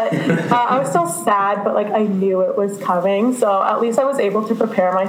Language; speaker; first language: English; native; English